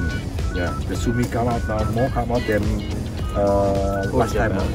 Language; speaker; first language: English; non-native, learner; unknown